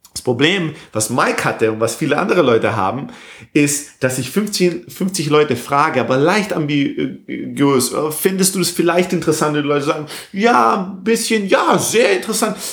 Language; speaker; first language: German; non-native, fluent; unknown